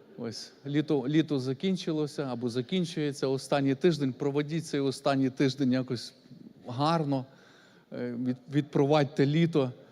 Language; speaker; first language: Ukrainian; native; Ukrainian